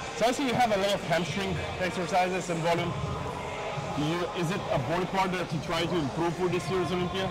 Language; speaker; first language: English; non-native, fluent; Bulgarian